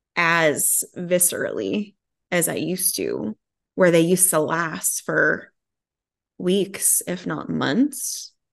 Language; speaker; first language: English; native; English